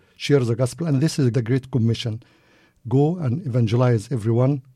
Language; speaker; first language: English; non-native, fluent; Arabic